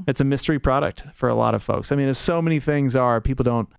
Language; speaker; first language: English; early bilingual, other home language; German